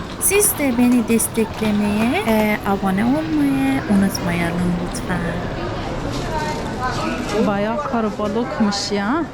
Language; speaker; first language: Turkish; non-native, learner; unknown